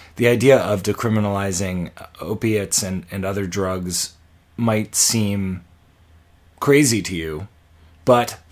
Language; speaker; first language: English; native; English